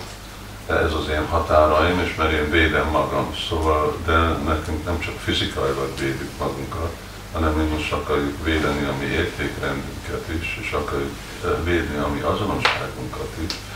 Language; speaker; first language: Hungarian; early bilingual, heritage; Hungarian